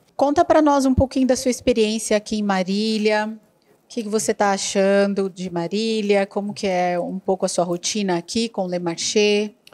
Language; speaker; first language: Portuguese; native; Portuguese